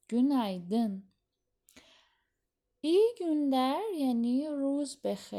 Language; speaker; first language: Turkish; non-native, fluent; Persian